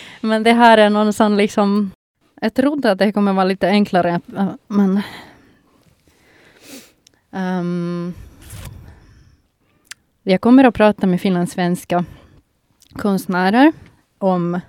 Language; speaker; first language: Swedish; non-native, local second language; Finnish